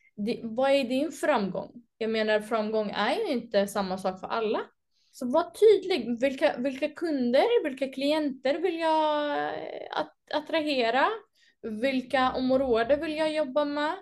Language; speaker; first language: Swedish; native; Swedish